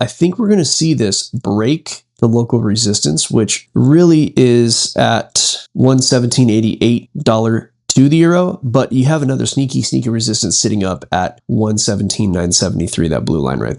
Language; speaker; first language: English; native; English